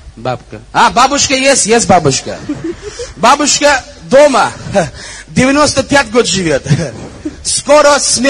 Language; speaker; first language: Russian; non-native, learner; Uzbek